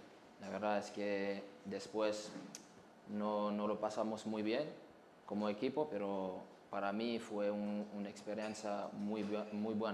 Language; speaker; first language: Spanish; non-native, fluent; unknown